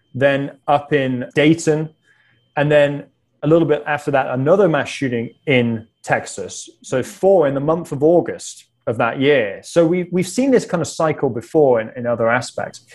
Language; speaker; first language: English; native; English